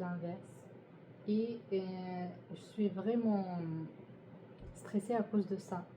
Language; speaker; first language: French; non-native, learner; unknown